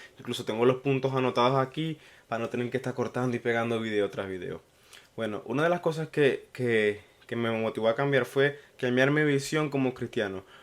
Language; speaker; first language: Spanish; native; Spanish